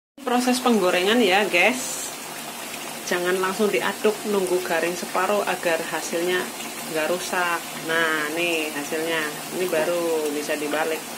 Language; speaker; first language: Indonesian; non-native, local second language; Javanese